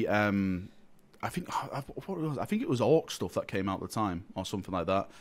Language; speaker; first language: English; native; English